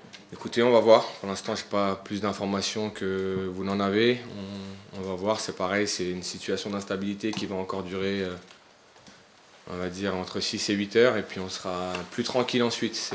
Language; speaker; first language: French; native; French